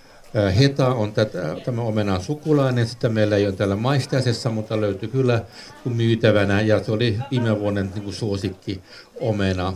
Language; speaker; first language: Finnish; non-native, local second language; Swedish